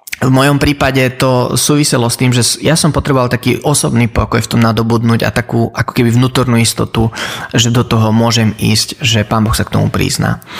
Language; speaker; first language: Slovak; early bilingual, heritage; Slovak